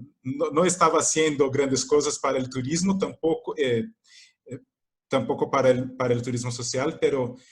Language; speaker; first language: Spanish; non-native, fluent; Portuguese